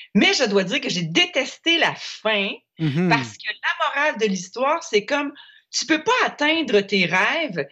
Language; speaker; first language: French; native; French